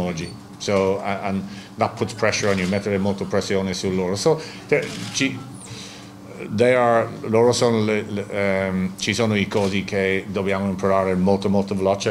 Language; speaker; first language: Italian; non-native, learner; English